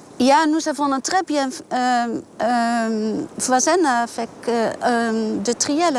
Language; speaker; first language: French; non-native, learner; Dutch